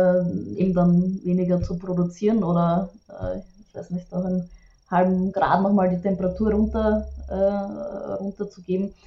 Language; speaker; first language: German; native; German